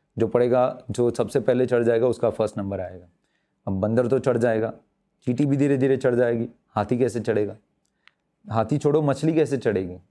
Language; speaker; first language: Hindi; non-native, local second language; Gujarati